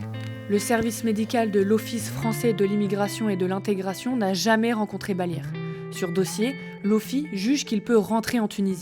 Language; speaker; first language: French; native; French